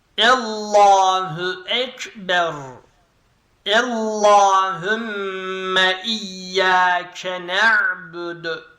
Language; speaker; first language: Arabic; non-native, fluent; Turkish